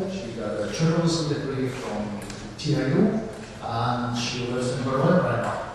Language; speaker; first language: English; non-native, fluent; Swiss German